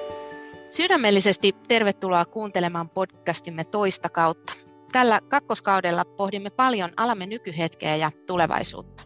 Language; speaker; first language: Finnish; native; Finnish